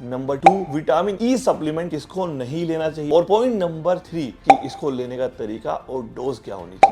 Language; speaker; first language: Hindi; native; Hindi